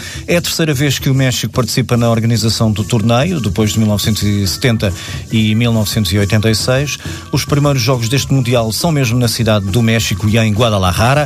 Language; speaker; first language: Portuguese; native; Portuguese